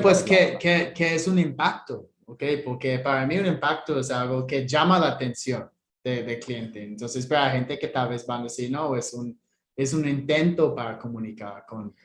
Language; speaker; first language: Spanish; non-native, fluent; English